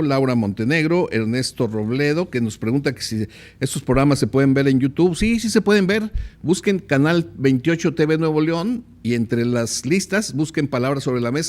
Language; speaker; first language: Spanish; native; Spanish